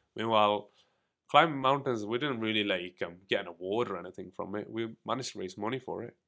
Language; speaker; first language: English; early bilingual, other home language; Hindi